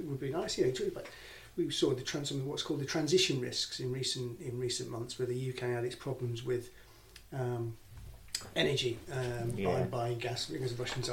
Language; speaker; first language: English; native; English